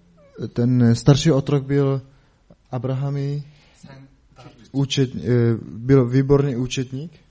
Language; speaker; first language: Czech; non-native, learner; Mongolian